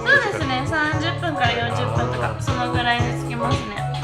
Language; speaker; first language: Japanese; native; Japanese